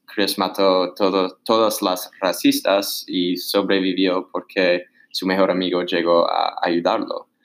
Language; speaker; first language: Spanish; non-native, learner; English